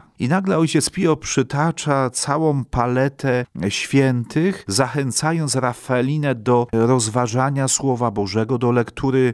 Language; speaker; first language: Polish; native; Polish